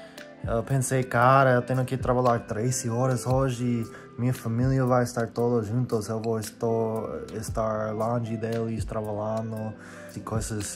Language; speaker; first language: Portuguese; non-native, fluent; English